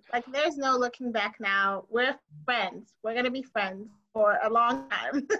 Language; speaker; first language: English; non-native, local second language; Shona